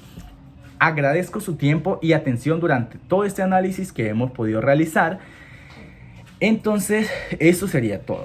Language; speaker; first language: Spanish; native; Spanish